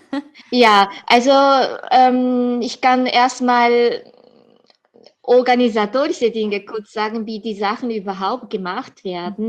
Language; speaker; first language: German; non-native, fluent; Japanese